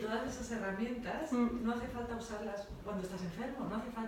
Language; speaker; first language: Spanish; non-native, fluent; English